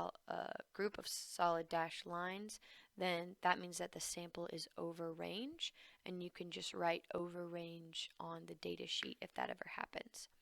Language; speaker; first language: English; native; English